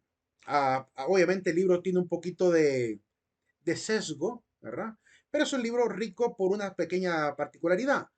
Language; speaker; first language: Spanish; native; Spanish